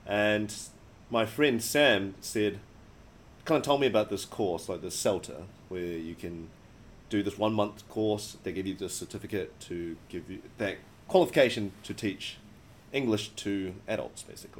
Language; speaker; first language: English; native; English